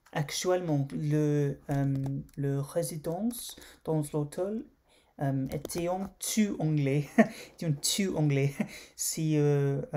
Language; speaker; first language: French; non-native, learner; English